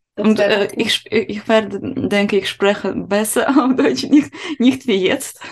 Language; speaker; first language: German; non-native, learner; Ukrainian